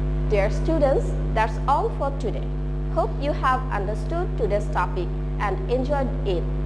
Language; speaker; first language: English; non-native, local second language; Bangla